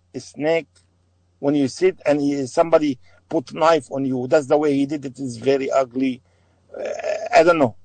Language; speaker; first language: English; non-native, learner; Arabic